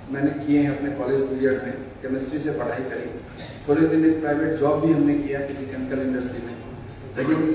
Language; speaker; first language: Hindi; native; Hindi